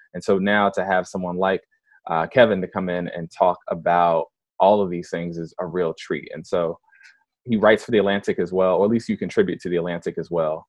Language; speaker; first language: English; native; English